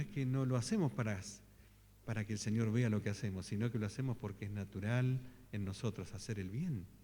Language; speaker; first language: Spanish; native; Spanish